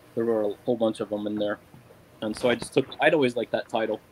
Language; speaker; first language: English; native; English